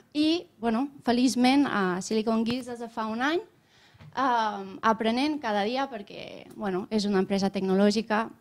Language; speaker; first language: Catalan; non-native, fluent; Romanian